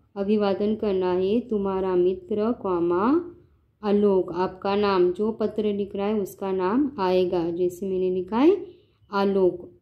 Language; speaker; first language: Hindi; non-native, local second language; Marathi